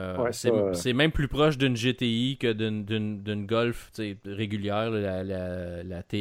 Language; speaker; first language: French; native; French